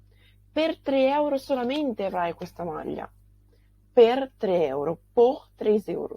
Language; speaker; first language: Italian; non-native, fluent; Portuguese